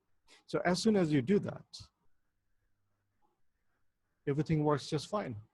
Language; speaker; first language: English; non-native, local second language; Bangla